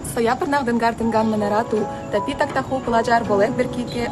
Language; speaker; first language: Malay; non-native, learner; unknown